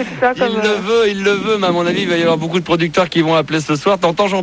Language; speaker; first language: French; native; French